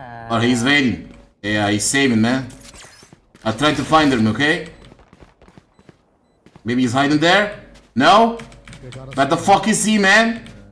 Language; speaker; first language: English; non-native, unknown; Turkish